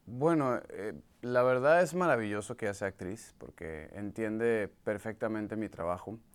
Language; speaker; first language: Spanish; native; Spanish